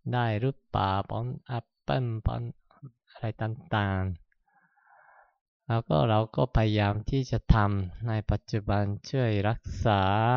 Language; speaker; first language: Thai; non-native, fluent; Japanese